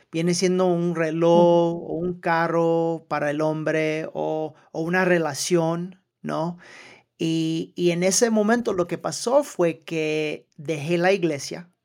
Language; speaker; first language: Spanish; early bilingual, heritage; Spanish